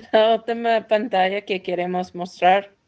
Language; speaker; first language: Spanish; non-native, learner; English